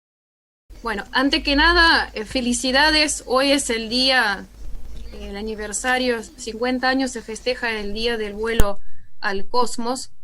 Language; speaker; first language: Spanish; non-native, fluent; Russian